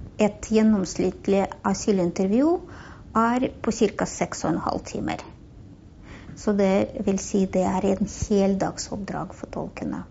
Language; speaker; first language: Norwegian; non-native, fluent; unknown